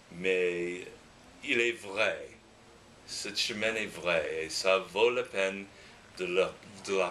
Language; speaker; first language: French; non-native, fluent; English